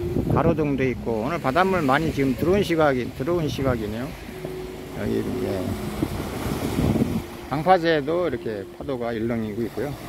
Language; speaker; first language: Korean; native; Korean